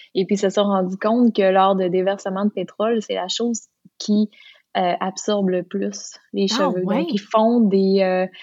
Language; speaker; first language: French; native; French